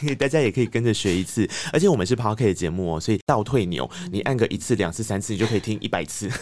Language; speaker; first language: Chinese; native; Chinese